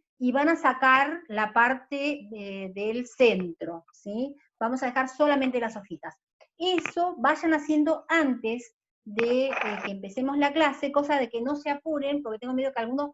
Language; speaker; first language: Spanish; native; Spanish